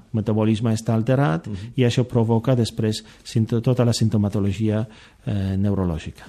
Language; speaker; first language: Catalan; non-native, fluent; Polish